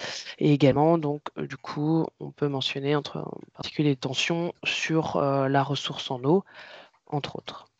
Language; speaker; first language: French; native; French